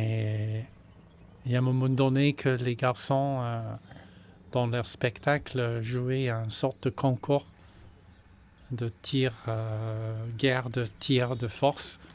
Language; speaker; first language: French; non-native, fluent; English